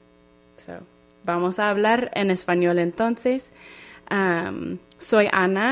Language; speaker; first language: Spanish; non-native, fluent; English